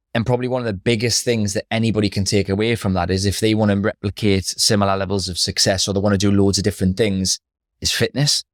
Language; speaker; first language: English; native; English